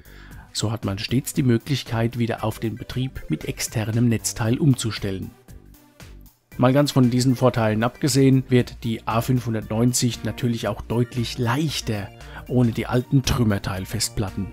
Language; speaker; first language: German; native; German